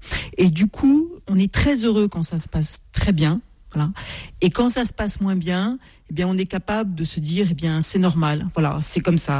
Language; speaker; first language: French; native; French